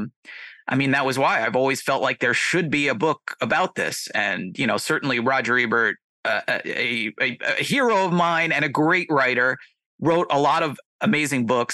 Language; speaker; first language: English; native; English